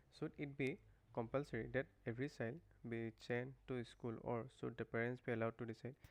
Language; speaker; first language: English; non-native, local second language; Assamese